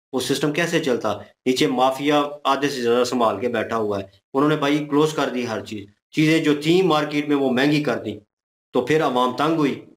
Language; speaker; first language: Urdu; non-native, local second language; Punjabi